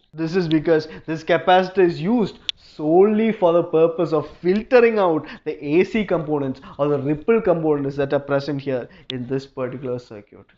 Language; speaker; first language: English; non-native, local second language; Malayalam